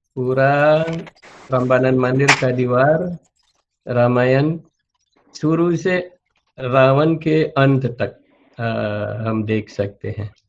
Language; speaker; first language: Hindi; non-native, fluent; Balinese